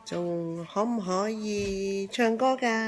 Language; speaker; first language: Cantonese; native; Cantonese